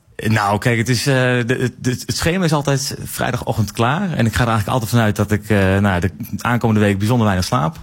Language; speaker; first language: Dutch; native; Dutch